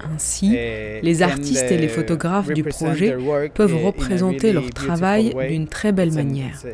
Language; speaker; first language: French; non-native, fluent; Spanish